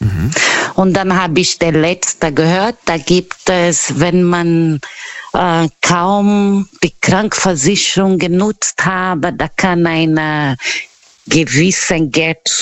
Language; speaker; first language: German; non-native, fluent; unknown